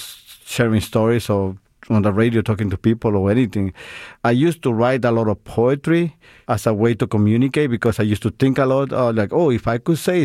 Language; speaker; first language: English; non-native, fluent; Spanish